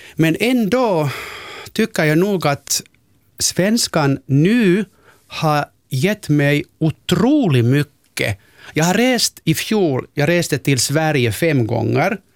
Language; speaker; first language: Swedish; non-native, local second language; Finnish